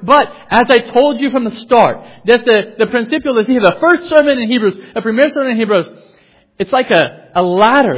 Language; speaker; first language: English; native; English